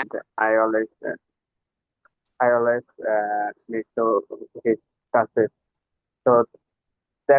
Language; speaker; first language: English; non-native, learner; Bangla